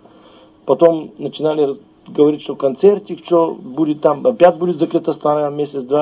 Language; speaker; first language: Russian; non-native, learner; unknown